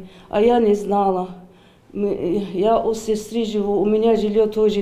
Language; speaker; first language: Russian; non-native, local second language; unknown